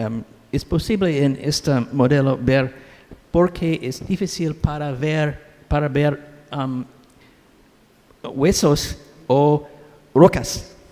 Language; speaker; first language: Spanish; non-native, learner; English